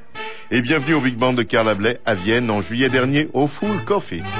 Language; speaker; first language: French; native; French